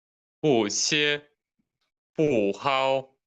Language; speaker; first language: Chinese; non-native, learner; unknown